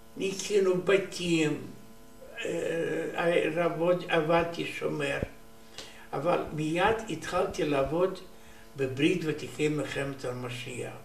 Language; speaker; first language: Hebrew; non-native, learner; Romanian